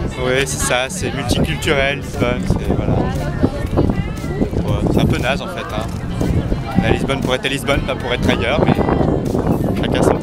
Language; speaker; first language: French; native; French